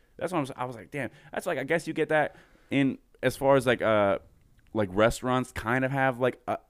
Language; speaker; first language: English; native; English